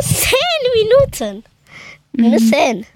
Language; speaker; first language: German; early bilingual, other home language; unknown